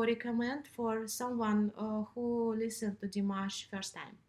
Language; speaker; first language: English; non-native, learner; Russian